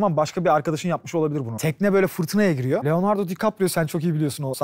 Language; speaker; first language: Turkish; native; Turkish